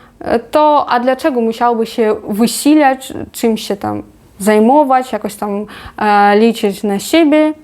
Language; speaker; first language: Polish; non-native, fluent; Ukrainian